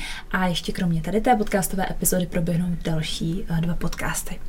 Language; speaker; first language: Czech; native; Czech